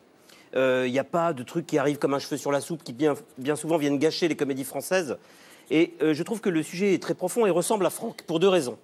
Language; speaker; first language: French; native; French